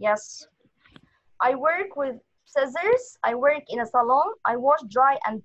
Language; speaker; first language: English; non-native, fluent; Arabic